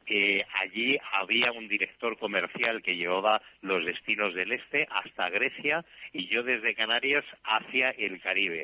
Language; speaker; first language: Spanish; native; Spanish